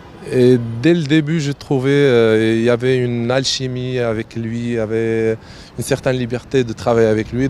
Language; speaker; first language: French; non-native, local second language; Arabic